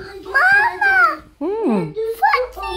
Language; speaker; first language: Russian; early bilingual, heritage; Russian